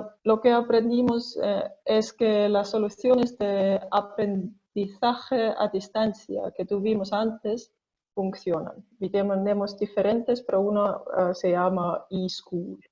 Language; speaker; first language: Spanish; non-native, fluent; Estonian